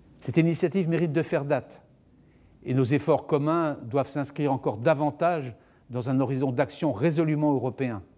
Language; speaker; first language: French; native; French